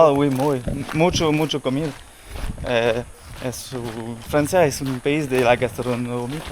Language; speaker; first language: Spanish; non-native, learner; French